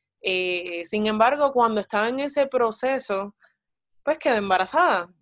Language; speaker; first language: Spanish; native; Spanish